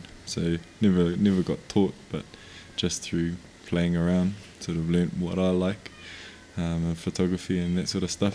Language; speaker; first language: English; non-native, local second language; Māori